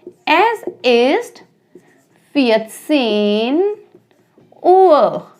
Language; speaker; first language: German; non-native, fluent; Hindi